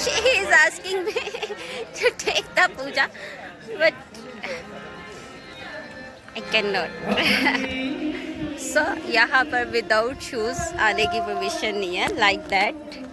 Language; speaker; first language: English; non-native, learner; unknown